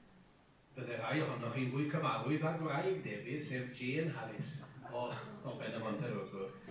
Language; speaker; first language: Welsh; native; Welsh